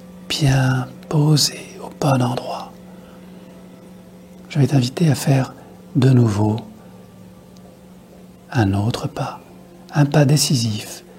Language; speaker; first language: French; native; French